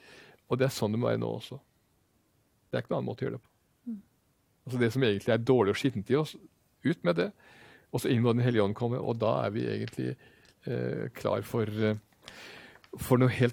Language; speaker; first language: Norwegian; native; Norwegian